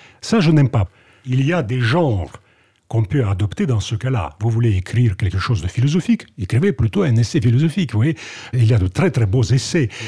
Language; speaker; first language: French; non-native, fluent; Russian